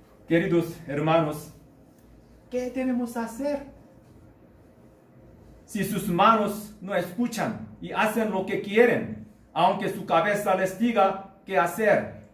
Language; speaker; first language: Spanish; non-native, learner; Korean